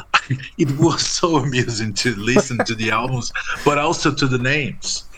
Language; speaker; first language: English; non-native, fluent; Portuguese